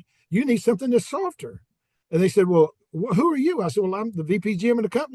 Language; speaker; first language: English; native; English